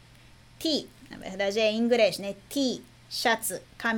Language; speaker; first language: Portuguese; non-native, fluent; Japanese